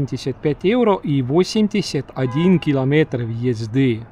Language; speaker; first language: Russian; non-native, local second language; Estonian